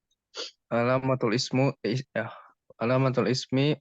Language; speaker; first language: Arabic; non-native, learner; Indonesian